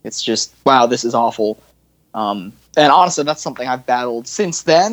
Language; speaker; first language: English; native; English